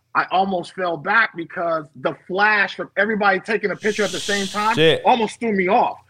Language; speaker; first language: English; native; English